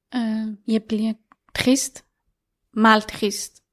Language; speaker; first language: Danish; non-native, fluent; Persian